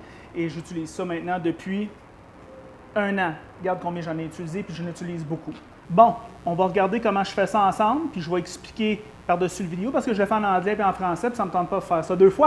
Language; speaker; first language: French; native; French